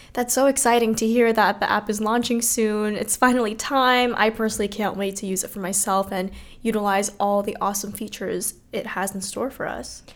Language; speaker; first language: English; early bilingual, other home language; Korean